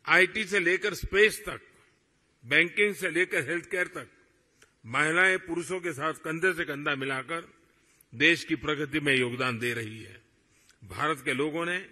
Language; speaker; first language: Hindi; non-native, local second language; Gujarati